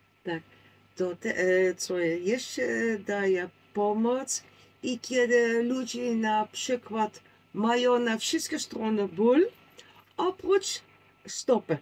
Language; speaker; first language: Polish; non-native, learner; Dutch